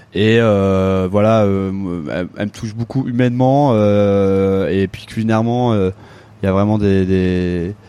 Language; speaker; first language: French; native; French